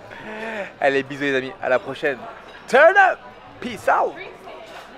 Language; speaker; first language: French; native; French